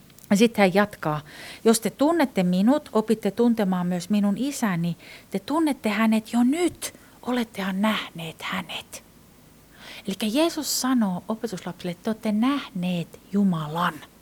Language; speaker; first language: Finnish; non-native, fluent; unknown